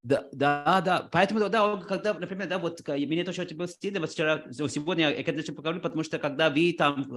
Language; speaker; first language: Russian; non-native, fluent; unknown